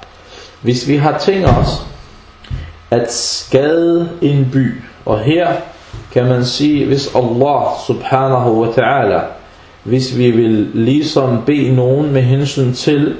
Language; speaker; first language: Danish; non-native, fluent; Arabic